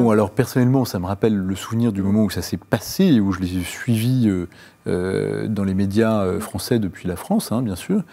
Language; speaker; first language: French; native; French